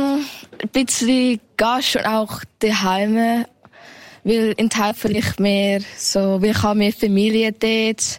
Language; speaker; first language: German; early bilingual, heritage; German